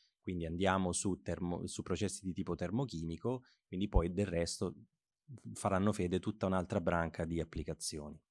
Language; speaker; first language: Italian; native; Italian